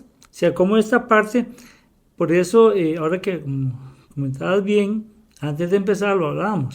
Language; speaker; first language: Spanish; native; Spanish